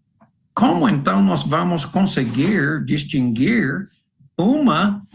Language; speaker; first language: Portuguese; non-native, fluent; English